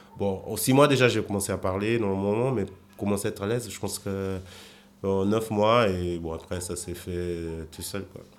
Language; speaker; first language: French; non-native, fluent; Portuguese